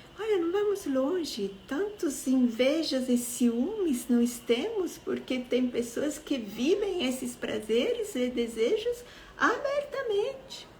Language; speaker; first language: Portuguese; non-native, fluent; Italian